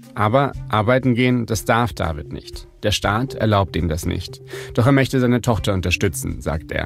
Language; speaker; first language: German; native; German